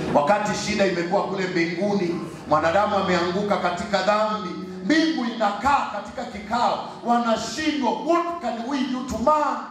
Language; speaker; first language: Swahili; non-native, local second language; Gusii